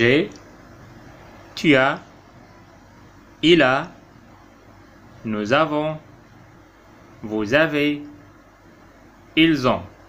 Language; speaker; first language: French; non-native, fluent; Arabic